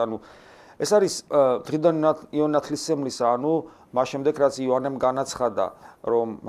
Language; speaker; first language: Georgian; native; Georgian